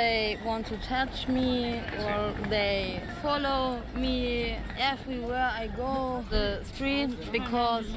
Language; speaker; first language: English; non-native, learner; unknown